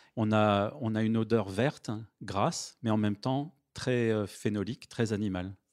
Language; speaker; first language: French; native; French